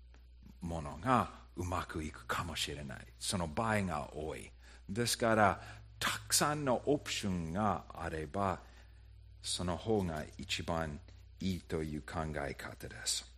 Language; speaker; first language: Japanese; non-native, fluent; English